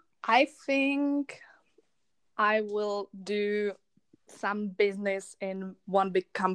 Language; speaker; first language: English; non-native, learner; Czech